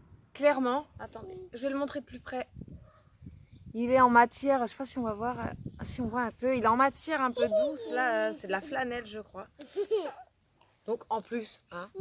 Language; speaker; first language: French; native; French